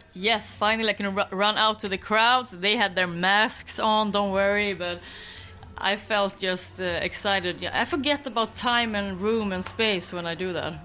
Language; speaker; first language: English; non-native, fluent; Swedish